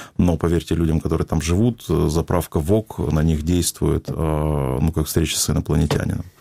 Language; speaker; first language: Russian; native; Russian